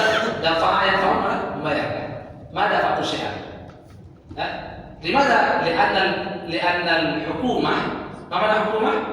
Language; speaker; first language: Arabic; non-native, fluent; Indonesian